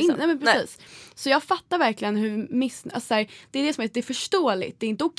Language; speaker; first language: Swedish; native; Swedish